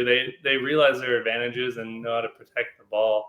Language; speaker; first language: English; native; English